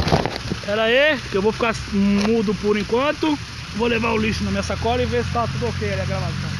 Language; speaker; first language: Portuguese; native; Portuguese